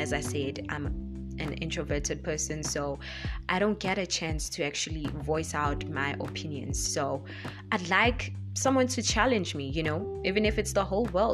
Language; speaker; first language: English; non-native, local second language; Zulu